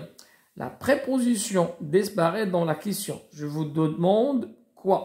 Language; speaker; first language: French; non-native, local second language; Arabic